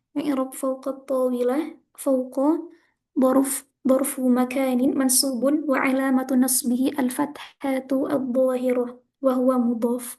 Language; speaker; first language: Arabic; non-native, learner; Indonesian